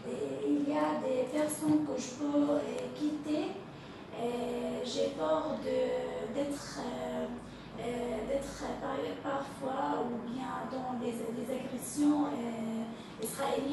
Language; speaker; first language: French; non-native, fluent; Arabic